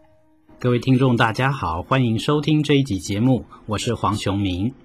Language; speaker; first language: Chinese; native; Chinese